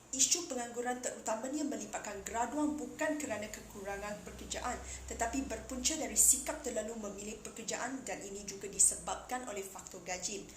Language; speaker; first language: Malay; non-native, local second language; Chinese